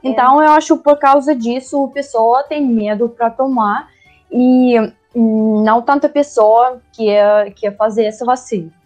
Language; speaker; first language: Portuguese; non-native, learner; Russian